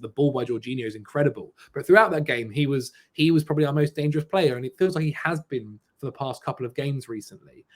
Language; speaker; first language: English; native; English